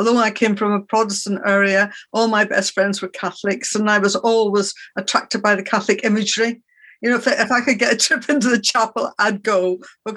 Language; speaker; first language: English; native; English